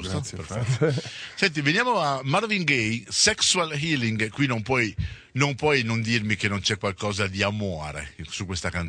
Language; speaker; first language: Italian; native; Italian